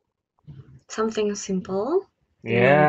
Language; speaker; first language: English; non-native, learner; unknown